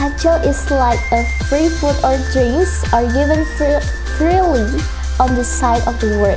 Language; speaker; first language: English; non-native, learner; Indonesian